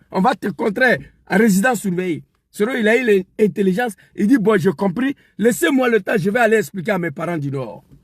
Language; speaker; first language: French; non-native, local second language; Dyula